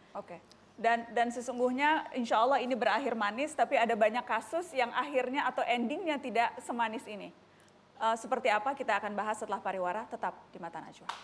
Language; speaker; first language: Indonesian; native; Indonesian